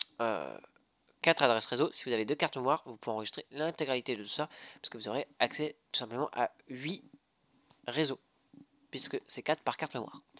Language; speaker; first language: French; native; French